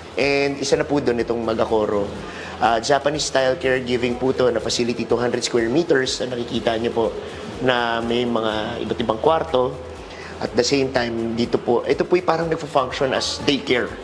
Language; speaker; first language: Filipino; native; Filipino